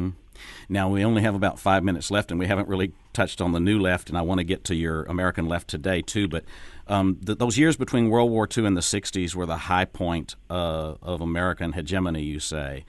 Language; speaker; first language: English; native; English